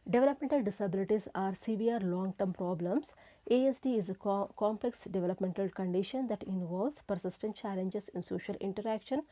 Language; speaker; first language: English; non-native, local second language; Kannada